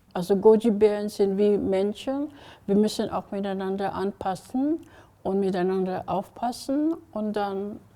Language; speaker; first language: German; non-native, fluent; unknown